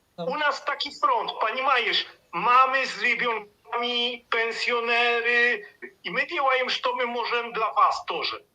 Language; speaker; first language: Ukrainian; non-native, learner; Polish